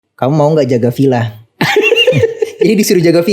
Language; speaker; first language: Indonesian; native; Indonesian